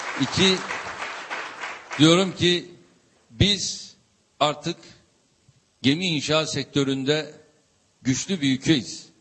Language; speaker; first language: Turkish; native; Turkish